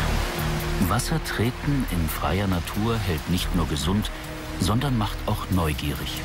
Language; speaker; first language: German; native; German